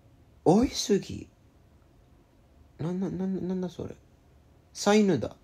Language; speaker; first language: Japanese; non-native, learner; English